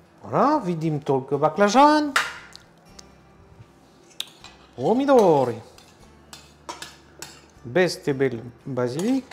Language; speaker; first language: Russian; non-native, learner; French